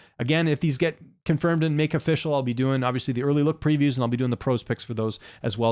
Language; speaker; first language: English; native; English